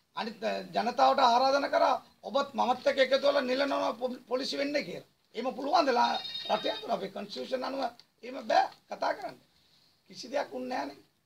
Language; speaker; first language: Sinhala; non-native, local second language; Tamil